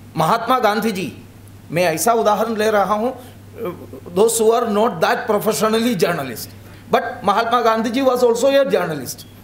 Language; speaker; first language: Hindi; non-native, local second language; Malayalam